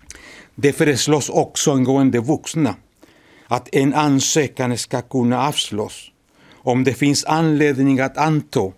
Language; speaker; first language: Swedish; non-native, fluent; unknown